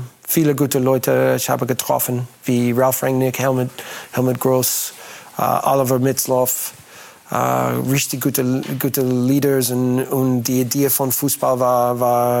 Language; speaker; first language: German; non-native, learner; English